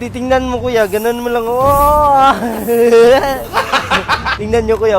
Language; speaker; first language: Filipino; non-native, local second language; Cebuano